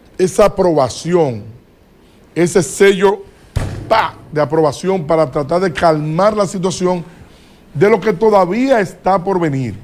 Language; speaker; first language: Spanish; native; Spanish